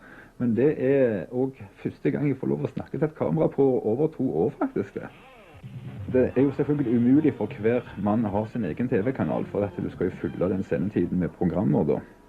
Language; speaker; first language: Norwegian; native; Norwegian